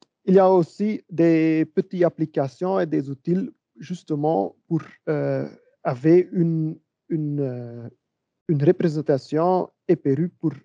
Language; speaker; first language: French; non-native, learner; Dutch